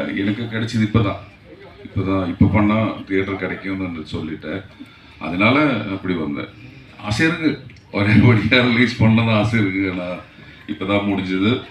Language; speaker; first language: Tamil; non-native, learner; Malayalam